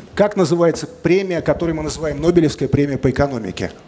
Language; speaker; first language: Russian; native; Russian